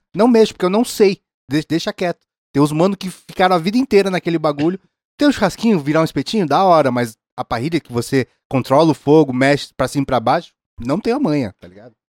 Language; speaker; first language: Portuguese; native; Portuguese